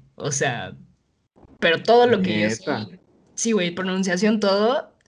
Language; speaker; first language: Spanish; native; Spanish